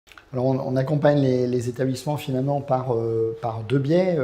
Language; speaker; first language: French; native; French